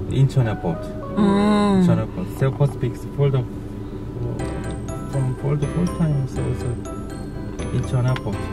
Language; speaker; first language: English; non-native, learner; Korean